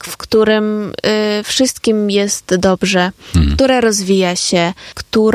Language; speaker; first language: Polish; non-native, fluent; Ukrainian